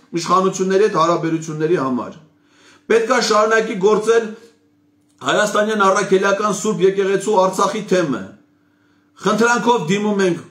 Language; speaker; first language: Armenian; native; Armenian